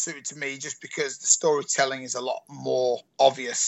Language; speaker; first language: English; native; English